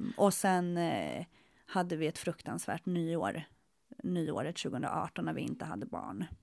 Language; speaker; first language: Swedish; early bilingual, other home language; Spanish